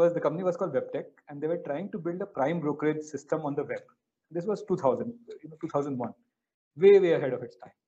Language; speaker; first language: English; non-native, local second language; Hindi